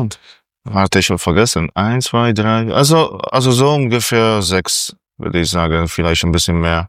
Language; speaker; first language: German; non-native, fluent; Polish